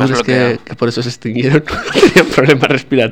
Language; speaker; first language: Spanish; native; Spanish